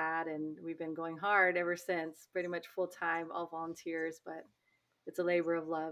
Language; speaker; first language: English; native; English